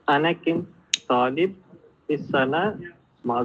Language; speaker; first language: Arabic; non-native, learner; Tamil